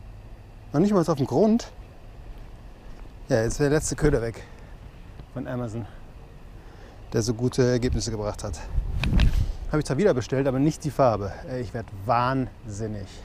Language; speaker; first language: German; native; German